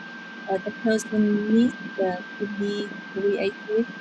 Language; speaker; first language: English; non-native, learner; Vietnamese